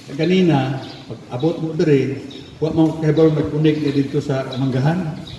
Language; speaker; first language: Cebuano; native; Cebuano